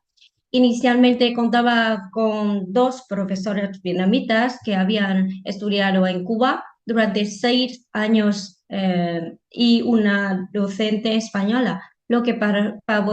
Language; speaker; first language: Spanish; non-native, fluent; Vietnamese